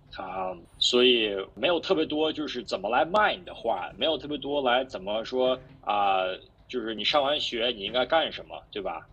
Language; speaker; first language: Chinese; early bilingual, heritage; Chinese